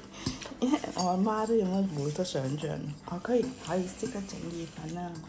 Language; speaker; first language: English; non-native, learner; Cantonese